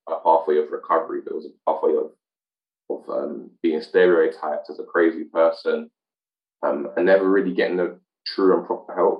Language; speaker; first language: English; native; English